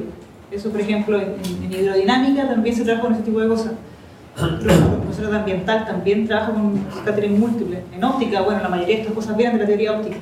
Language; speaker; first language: Spanish; native; Spanish